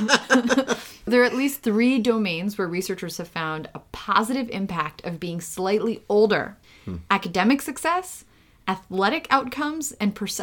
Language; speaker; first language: English; early bilingual, other home language; Russian